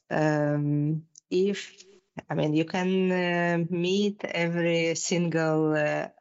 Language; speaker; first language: English; non-native, fluent; Russian